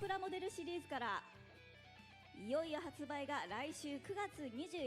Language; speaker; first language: Japanese; native; Japanese